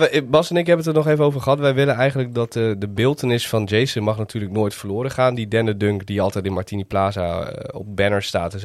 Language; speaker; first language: Dutch; native; Dutch